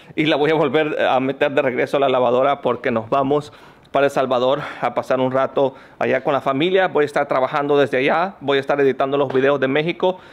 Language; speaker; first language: Spanish; native; Spanish